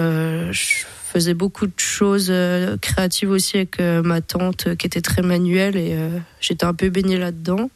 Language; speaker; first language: French; native; French